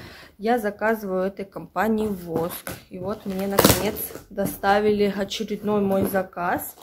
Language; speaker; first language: Russian; native; Russian